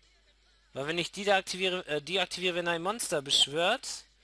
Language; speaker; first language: German; native; German